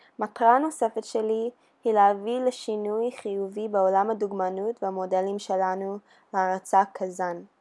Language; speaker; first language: Hebrew; early bilingual, heritage; Hebrew